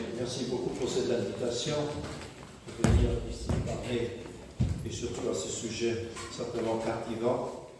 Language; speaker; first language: French; non-native, fluent; German